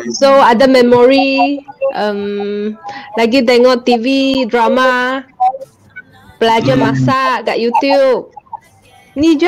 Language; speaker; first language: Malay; non-native, local second language; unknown